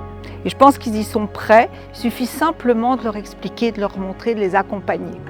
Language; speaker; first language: French; native; French